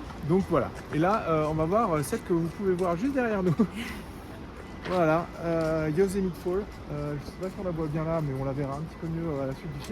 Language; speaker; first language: French; native; French